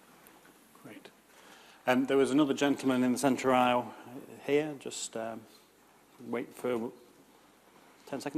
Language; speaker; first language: English; native; English